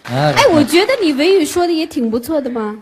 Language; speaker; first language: Chinese; non-native, local second language; Uyghur